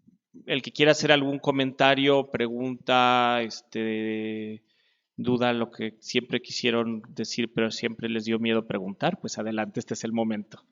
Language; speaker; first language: Spanish; native; Spanish